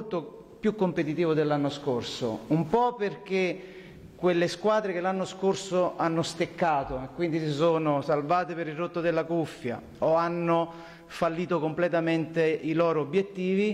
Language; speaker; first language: Italian; native; Italian